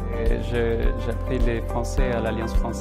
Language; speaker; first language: French; non-native, learner; English